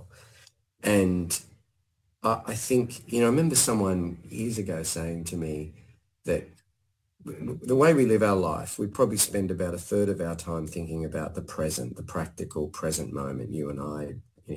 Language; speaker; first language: English; native; English